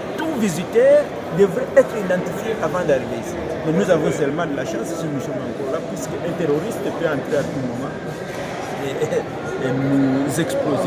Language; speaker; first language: French; non-native, local second language; Swahili